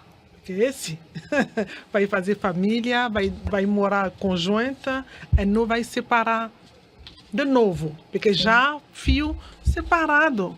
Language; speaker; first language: Portuguese; non-native, learner; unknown